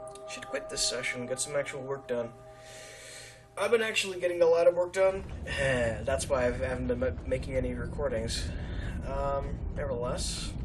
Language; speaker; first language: English; native; English